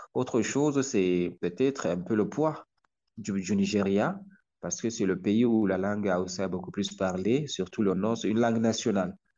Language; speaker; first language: French; non-native, local second language; Hausa